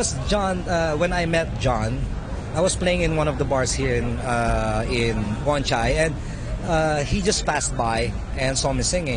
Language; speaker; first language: English; non-native, local second language; Filipino